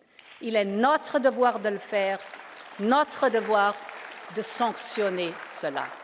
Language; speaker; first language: French; non-native, fluent; German